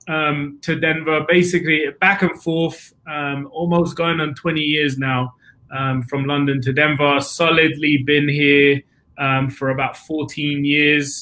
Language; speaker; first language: English; native; English